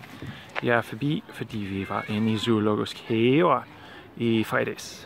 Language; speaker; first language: Danish; non-native, fluent; English